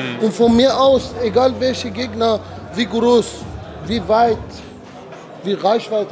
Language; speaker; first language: German; non-native, fluent; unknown